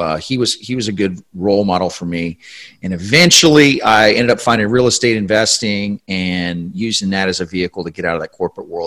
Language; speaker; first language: English; native; English